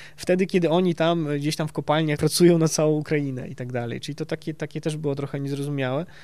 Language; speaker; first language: Polish; early bilingual, heritage; Polish